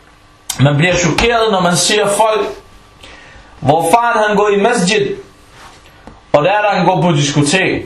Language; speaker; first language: Danish; non-native, fluent; Arabic